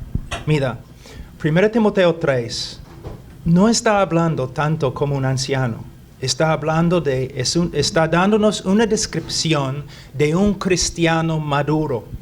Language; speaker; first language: Spanish; non-native, fluent; English